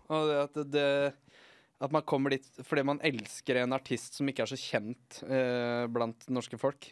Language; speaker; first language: Norwegian; native; Norwegian